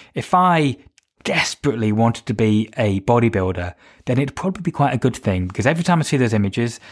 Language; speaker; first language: English; native; English